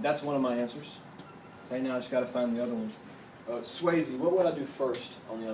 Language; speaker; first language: English; native; English